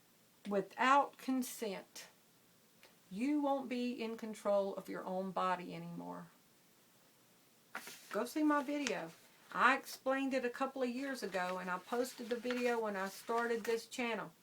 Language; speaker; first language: English; native; English